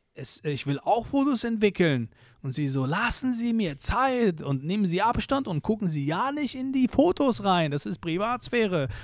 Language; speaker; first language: German; early bilingual, other home language; Polish